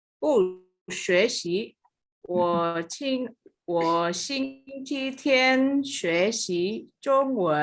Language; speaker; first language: Chinese; non-native, learner; Indonesian